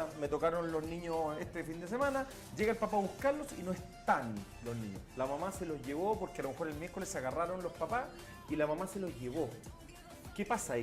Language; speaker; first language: Spanish; native; Spanish